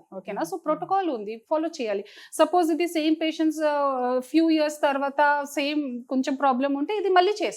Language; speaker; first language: Telugu; non-native, fluent; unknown